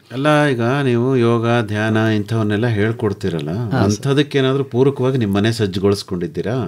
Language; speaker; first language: Kannada; native; Kannada